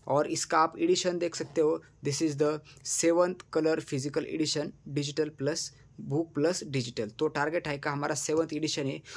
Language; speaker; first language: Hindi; non-native, local second language; Marathi